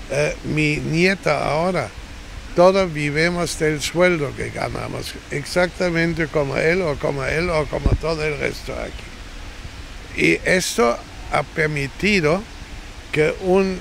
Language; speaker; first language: Spanish; non-native, fluent; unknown